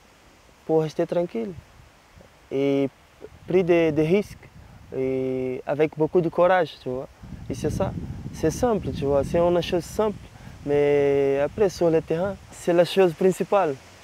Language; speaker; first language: French; non-native, learner; Portuguese